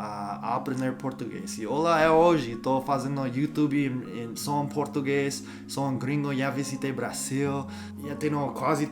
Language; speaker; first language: Portuguese; non-native, learner; English